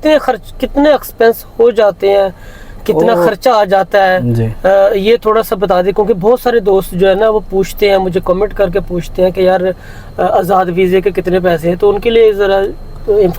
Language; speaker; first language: Hindi; native; Hindi